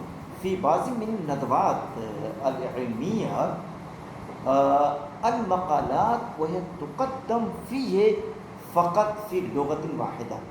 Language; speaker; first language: Arabic; non-native, fluent; Urdu